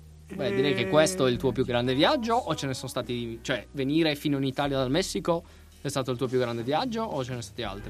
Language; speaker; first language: Italian; native; Italian